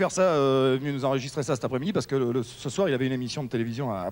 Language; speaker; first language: French; native; French